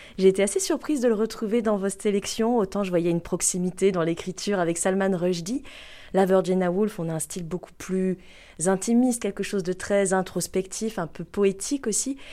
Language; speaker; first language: French; native; French